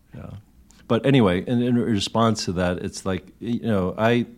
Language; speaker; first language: English; early bilingual, other home language; Korean